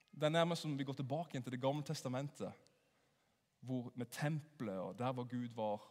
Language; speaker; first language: Norwegian; native; Norwegian